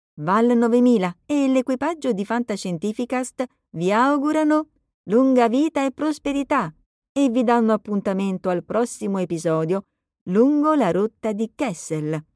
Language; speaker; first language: Italian; native; Italian